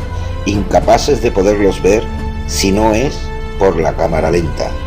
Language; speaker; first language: Spanish; native; Spanish